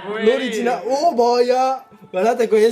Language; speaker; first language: Italian; early bilingual, other home language; Chinese